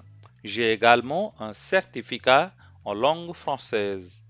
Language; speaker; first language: French; non-native, fluent; Hindi